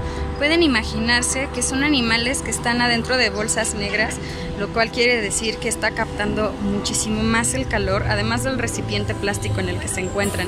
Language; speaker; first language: Spanish; native; Spanish